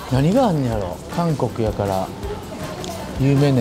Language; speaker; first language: Japanese; native; Japanese